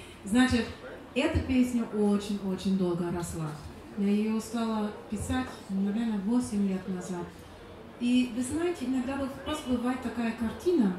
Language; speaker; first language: Russian; non-native, learner; German